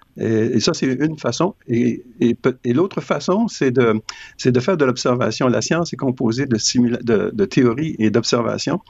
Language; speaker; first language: French; native; French